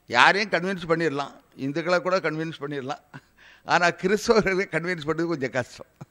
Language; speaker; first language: Tamil; native; Tamil